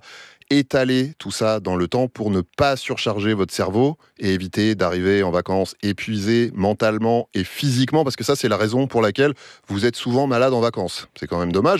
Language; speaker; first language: French; native; French